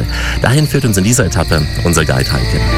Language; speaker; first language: German; native; German